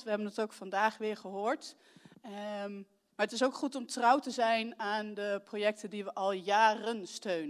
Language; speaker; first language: Dutch; native; Dutch